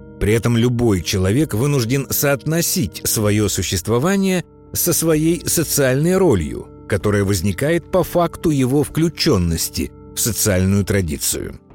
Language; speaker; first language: Russian; native; Russian